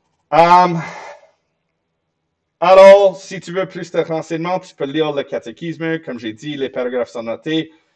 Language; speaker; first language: French; non-native, fluent; English